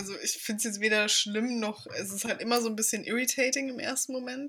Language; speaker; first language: German; native; German